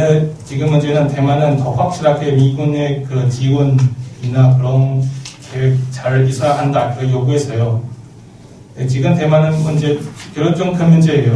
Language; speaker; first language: Korean; non-native, learner; Chinese